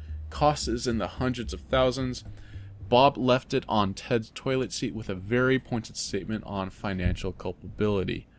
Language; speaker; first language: English; native; English